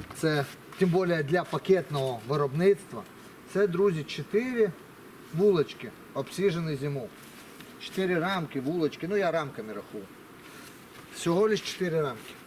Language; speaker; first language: Ukrainian; non-native, local second language; Russian